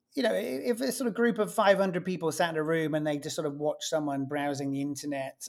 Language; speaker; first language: English; native; English